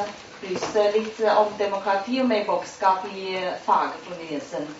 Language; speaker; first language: Norwegian; non-native, fluent; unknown